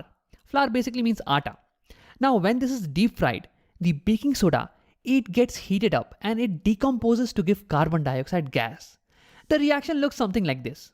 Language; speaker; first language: English; non-native, local second language; Hindi